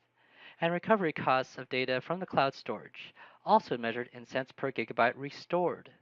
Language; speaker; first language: English; native; English